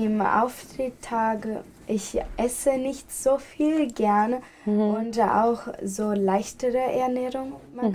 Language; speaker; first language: German; non-native, fluent; Portuguese